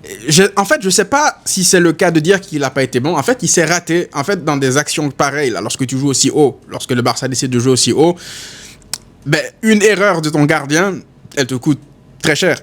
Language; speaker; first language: French; native; French